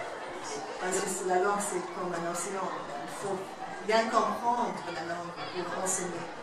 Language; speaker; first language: French; non-native, fluent; Arabic